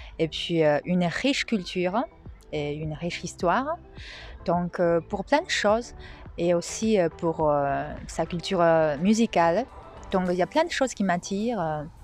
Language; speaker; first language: French; non-native, fluent; Chinese